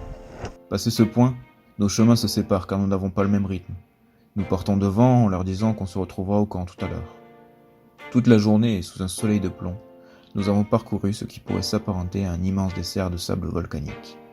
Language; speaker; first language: French; native; French